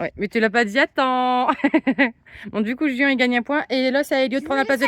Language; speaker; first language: French; native; French